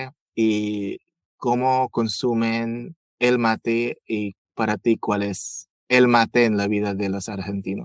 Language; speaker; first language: Spanish; non-native, fluent; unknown